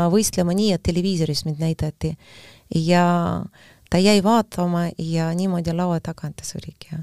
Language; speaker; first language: Estonian; non-native, fluent; Russian